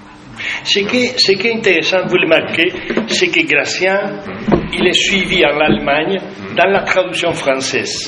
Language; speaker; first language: French; non-native, fluent; Spanish